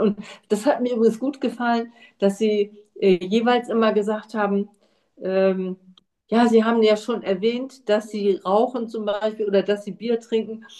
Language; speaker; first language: German; native; German